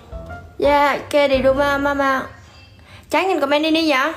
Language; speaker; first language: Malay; non-native, learner; Vietnamese